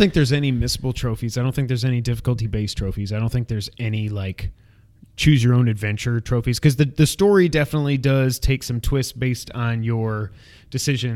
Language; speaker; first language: English; native; English